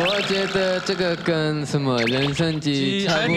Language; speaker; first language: Chinese; non-native, learner; Korean